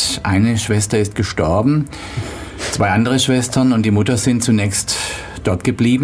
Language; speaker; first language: German; native; German